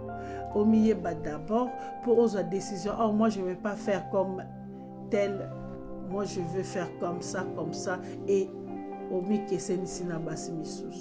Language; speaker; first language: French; non-native, local second language; Lingala